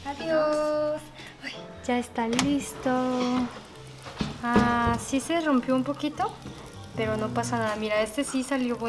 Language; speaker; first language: Spanish; non-native, fluent; Korean